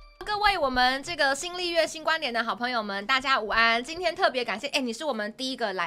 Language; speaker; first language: Chinese; native; Chinese